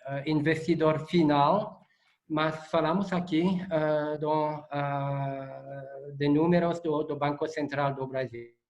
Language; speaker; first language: Portuguese; non-native, fluent; Dutch